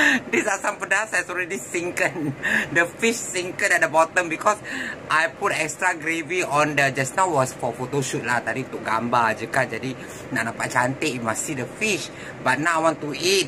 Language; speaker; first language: English; non-native, local second language; Malay